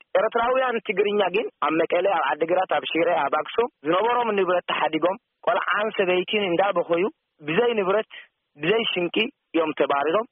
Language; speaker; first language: Tigrinya; non-native, local second language; Afar